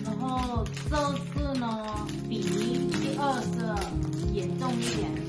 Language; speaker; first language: Chinese; non-native, fluent; Thai